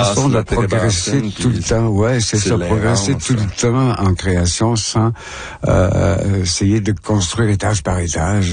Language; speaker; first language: French; native; French